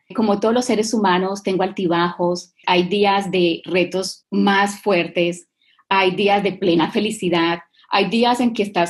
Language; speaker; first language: Spanish; native; Spanish